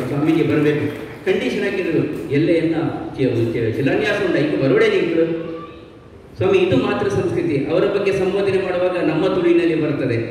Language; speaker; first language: Kannada; non-native, local second language; Tulu